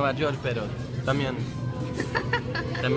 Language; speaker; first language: Spanish; early bilingual, heritage; Spanish